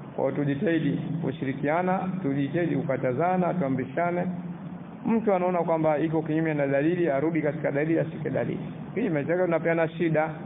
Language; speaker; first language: Swahili; native; Swahili